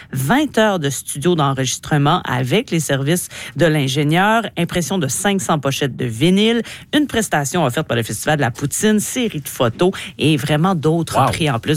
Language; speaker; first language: French; native; French